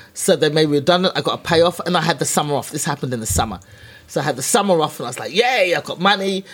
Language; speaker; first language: English; native; English